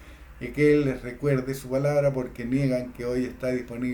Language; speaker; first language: Spanish; native; Spanish